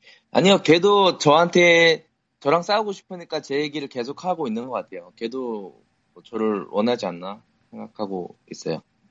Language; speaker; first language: Korean; native; Korean